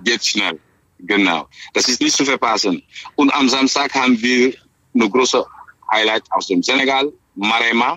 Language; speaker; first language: German; non-native, fluent; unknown